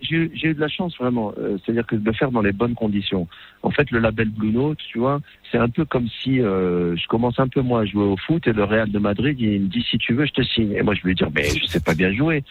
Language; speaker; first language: French; non-native, local second language; Arabic